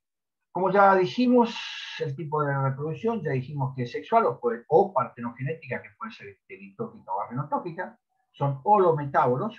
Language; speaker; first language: Spanish; native; Spanish